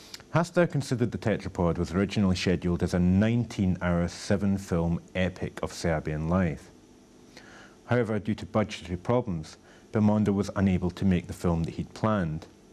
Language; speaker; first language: English; native; English